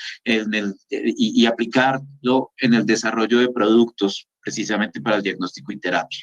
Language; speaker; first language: Spanish; native; Spanish